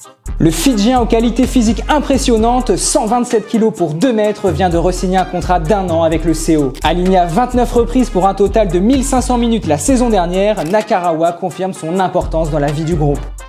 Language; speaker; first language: French; native; French